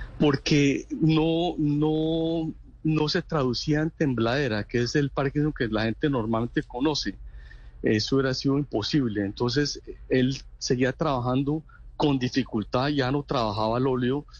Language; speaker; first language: Spanish; native; Spanish